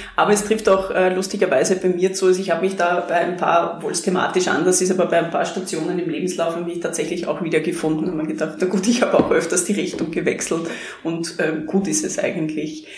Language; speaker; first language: German; native; German